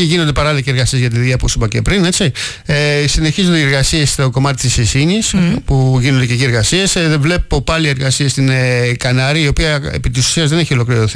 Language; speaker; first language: Greek; native; Greek